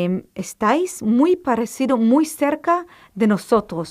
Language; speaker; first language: Spanish; non-native, fluent; Hebrew